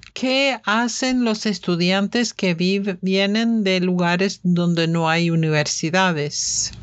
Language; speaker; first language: Spanish; non-native, fluent; Norwegian